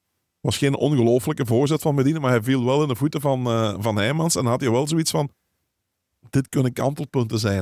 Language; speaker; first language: Dutch; native; Dutch